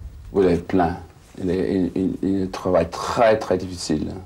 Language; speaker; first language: French; non-native, fluent; English